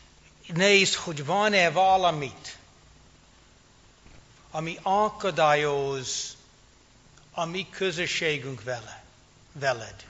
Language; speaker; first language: Hungarian; non-native, fluent; English